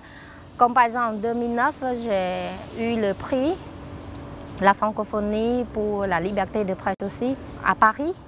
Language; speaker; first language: French; non-native, fluent; Khmer